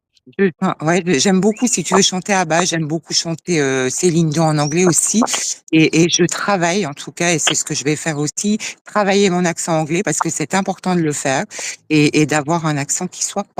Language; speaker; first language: French; native; French